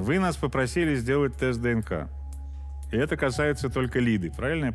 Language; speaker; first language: Russian; native; Russian